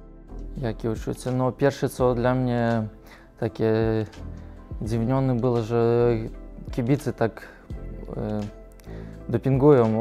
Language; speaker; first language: Polish; non-native, learner; Russian